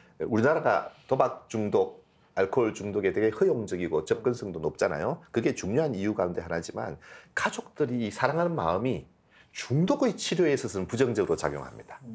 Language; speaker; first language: Korean; native; Korean